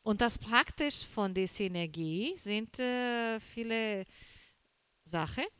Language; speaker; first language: German; non-native, learner; Portuguese